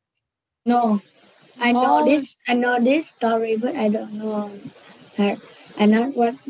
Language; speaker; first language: English; non-native, learner; Vietnamese